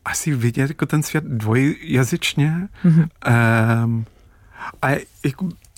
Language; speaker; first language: Czech; non-native, fluent; English